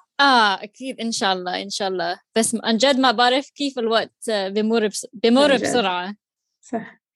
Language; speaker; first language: Arabic; non-native, learner; English